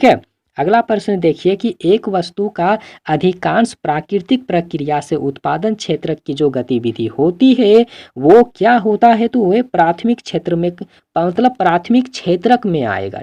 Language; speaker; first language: Hindi; native; Hindi